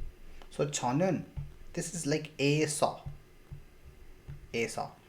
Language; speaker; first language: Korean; non-native, fluent; Hindi